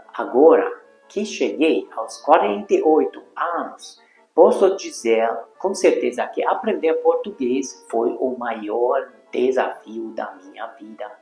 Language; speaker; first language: Portuguese; non-native, fluent; Hungarian